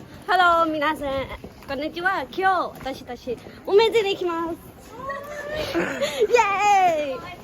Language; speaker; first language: Japanese; non-native, learner; Vietnamese